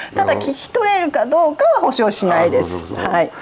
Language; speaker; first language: Japanese; native; Japanese